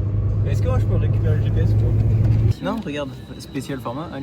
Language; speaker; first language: French; native; French